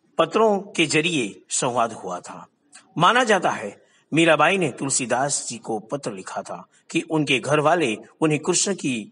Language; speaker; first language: Hindi; non-native, local second language; Gujarati